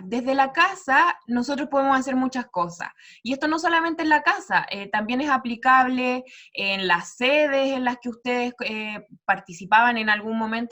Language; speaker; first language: Spanish; native; Spanish